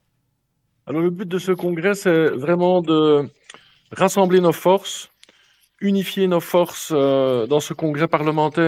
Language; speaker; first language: French; native; French